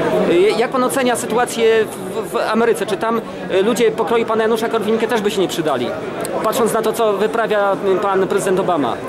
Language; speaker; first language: Polish; native; Polish